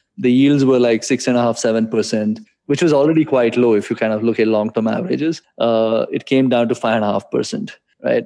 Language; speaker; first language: English; non-native, local second language; Hindi